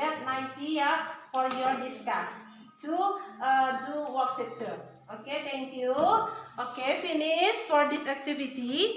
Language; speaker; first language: English; non-native, learner; Indonesian